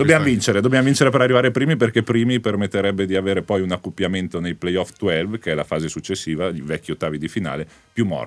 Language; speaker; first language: Italian; native; Italian